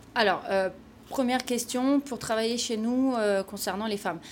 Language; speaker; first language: French; native; French